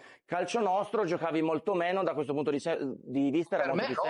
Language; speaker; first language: Italian; native; Italian